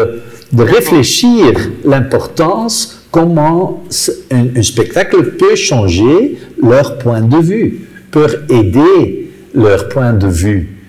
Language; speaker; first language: French; non-native, local second language; Dutch